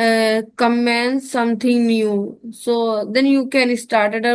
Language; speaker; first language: English; non-native, learner; Hindi